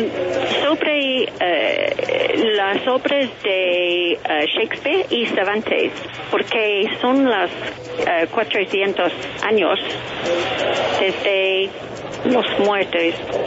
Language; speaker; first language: Spanish; non-native, learner; English